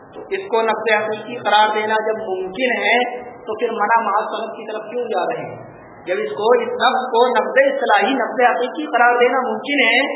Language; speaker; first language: Urdu; native; Urdu